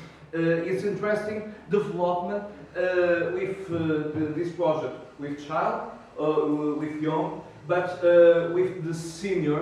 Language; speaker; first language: English; non-native, learner; Portuguese